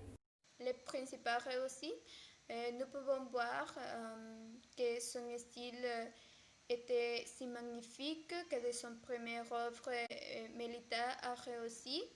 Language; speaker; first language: French; non-native, learner; Spanish